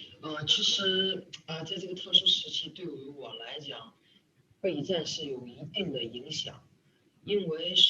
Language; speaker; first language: Chinese; native; Chinese